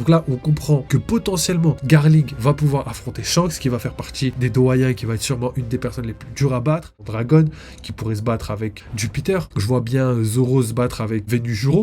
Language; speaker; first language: French; native; French